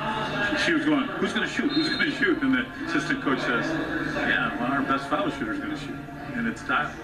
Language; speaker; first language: English; native; English